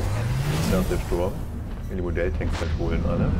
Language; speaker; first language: German; native; German